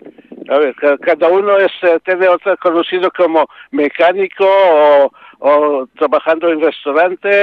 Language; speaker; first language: Spanish; non-native, learner; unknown